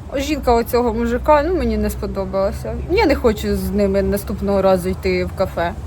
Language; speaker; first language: Ukrainian; non-native, local second language; Russian